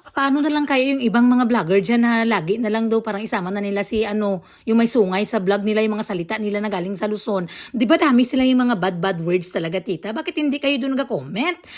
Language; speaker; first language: Filipino; non-native, local second language; Hiligaynon